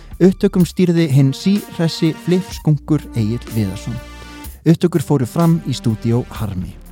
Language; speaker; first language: Icelandic; native; Icelandic